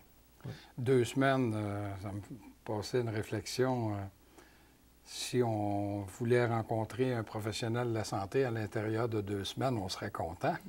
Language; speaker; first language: French; native; French